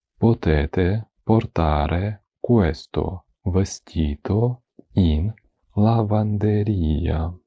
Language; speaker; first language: Italian; non-native, fluent; Ukrainian